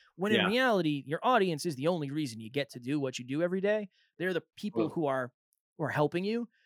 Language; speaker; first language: English; native; English